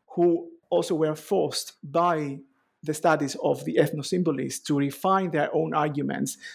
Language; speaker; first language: English; non-native, fluent; Greek